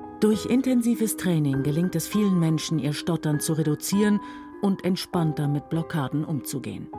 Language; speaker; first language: German; native; German